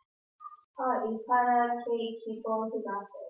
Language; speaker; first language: Spanish; non-native, learner; English